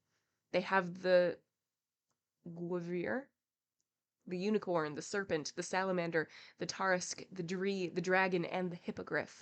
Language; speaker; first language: English; native; English